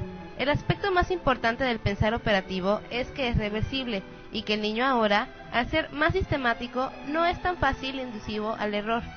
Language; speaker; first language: Spanish; native; Spanish